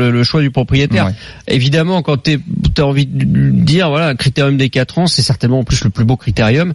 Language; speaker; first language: French; native; French